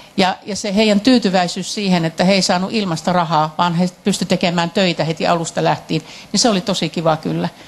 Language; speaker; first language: Finnish; native; Finnish